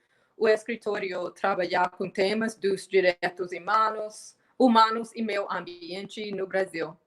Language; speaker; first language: Portuguese; non-native, fluent; English